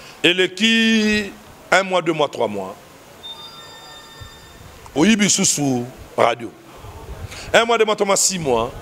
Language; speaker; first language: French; non-native, local second language; Lingala